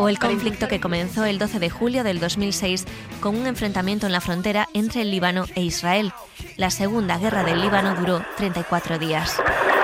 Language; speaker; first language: Spanish; native; Spanish